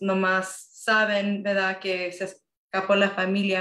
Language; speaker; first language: Spanish; early bilingual, heritage; Spanish